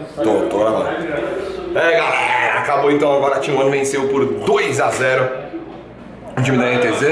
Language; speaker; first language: Portuguese; native; Portuguese